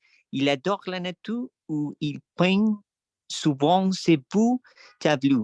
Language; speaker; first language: French; non-native, learner; Spanish